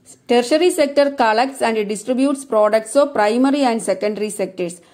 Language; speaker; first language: English; non-native, local second language; Malayalam